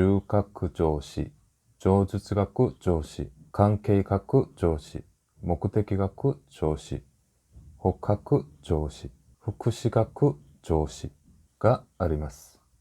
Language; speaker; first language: Japanese; non-native, fluent; Korean